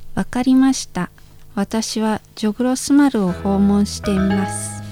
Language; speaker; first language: Japanese; non-native, fluent; Indonesian